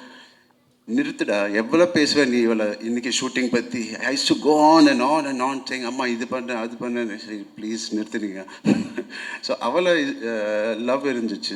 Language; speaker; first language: Tamil; non-native, local second language; Telugu